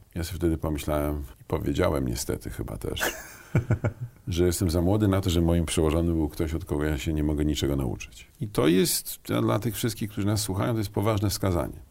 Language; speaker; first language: Polish; native; Polish